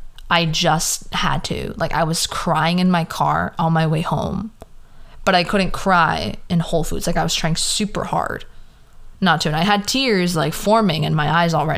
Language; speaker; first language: English; early bilingual, other home language; Spanish